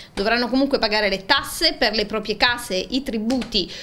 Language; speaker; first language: Italian; native; Italian